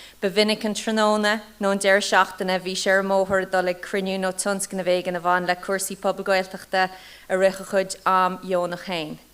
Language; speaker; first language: Irish; native; Irish